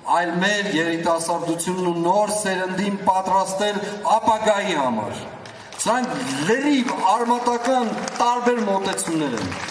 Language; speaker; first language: Armenian; native; Armenian